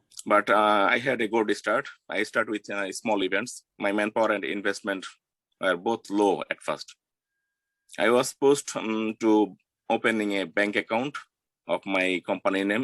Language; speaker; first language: English; non-native, learner; Bangla